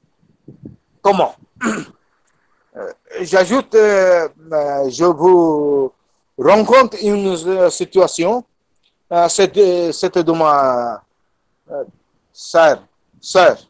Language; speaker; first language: French; non-native, fluent; Bangla